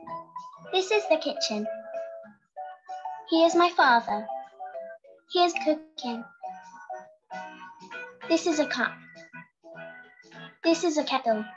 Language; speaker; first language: English; non-native, learner; Spanish